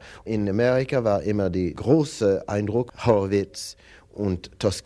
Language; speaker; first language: German; non-native, learner; English